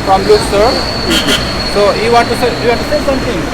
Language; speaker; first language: English; non-native, learner; Bangla